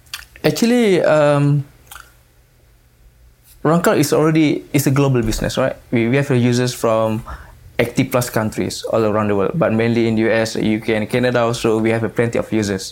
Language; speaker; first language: English; non-native, local second language; Malay